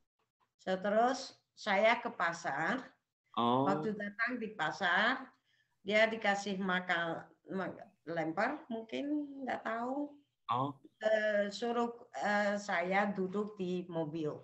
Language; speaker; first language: Indonesian; non-native, local second language; Javanese